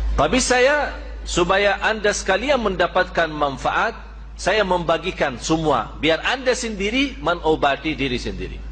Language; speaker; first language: Malay; non-native, fluent; Arabic